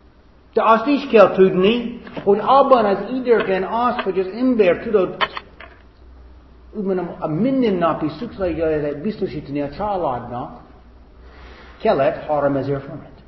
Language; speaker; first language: Hungarian; non-native, fluent; English